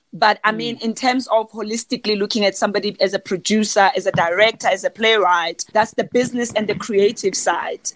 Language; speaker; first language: English; non-native, local second language; Southern Sotho